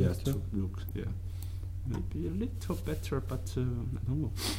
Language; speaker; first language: English; non-native, learner; Chinese